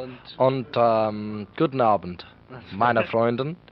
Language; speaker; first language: German; non-native, learner; English